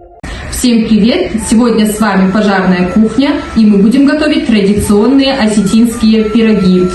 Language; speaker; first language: Russian; native; Russian